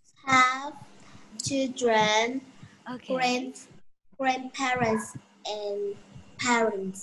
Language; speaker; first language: English; non-native, learner; Vietnamese